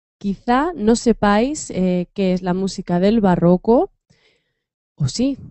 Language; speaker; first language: Spanish; native; Spanish